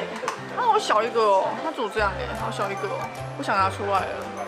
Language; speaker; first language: Chinese; native; Chinese